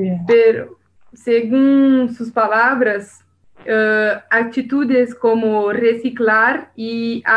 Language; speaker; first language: Spanish; non-native, learner; Portuguese